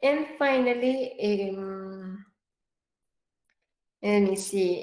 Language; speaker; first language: English; non-native, fluent; Spanish